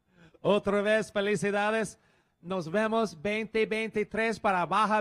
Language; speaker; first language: Spanish; non-native, learner; English